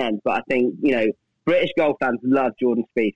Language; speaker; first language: English; native; English